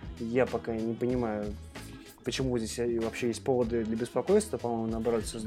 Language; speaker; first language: Russian; native; Russian